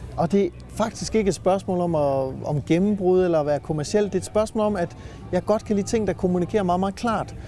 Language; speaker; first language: Danish; native; Danish